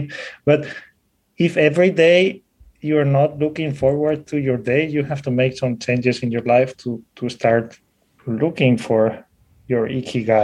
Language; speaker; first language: English; non-native, fluent; Spanish